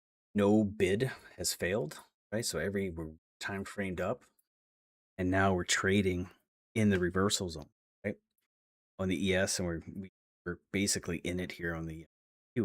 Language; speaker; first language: English; native; English